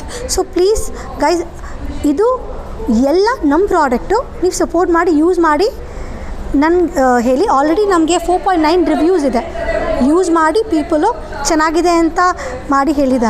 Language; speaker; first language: Kannada; non-native, local second language; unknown